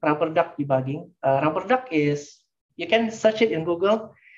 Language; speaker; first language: English; non-native, fluent; Indonesian